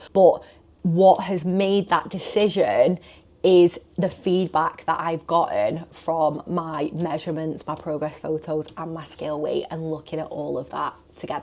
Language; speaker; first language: English; native; English